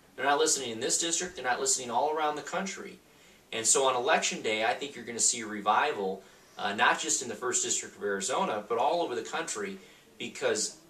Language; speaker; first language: English; native; English